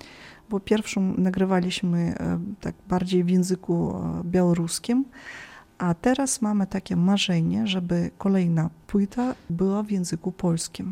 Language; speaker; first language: Polish; early bilingual, heritage; Polish